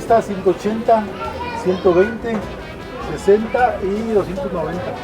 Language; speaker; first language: Spanish; native; Spanish